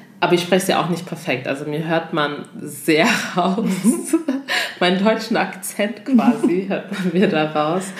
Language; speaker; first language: German; early bilingual, other home language; Ewe